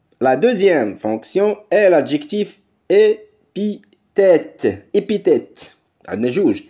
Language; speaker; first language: French; non-native, local second language; Arabic